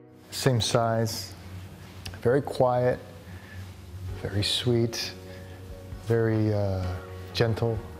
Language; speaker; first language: English; early bilingual, other home language; Korean